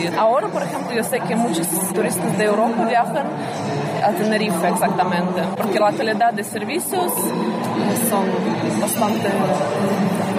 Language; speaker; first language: Spanish; non-native, learner; Russian